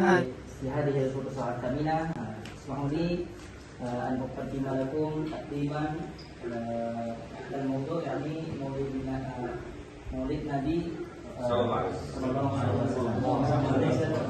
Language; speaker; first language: Arabic; non-native, learner; Indonesian